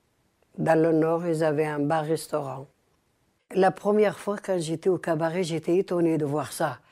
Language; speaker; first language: French; early bilingual, other home language; Arabic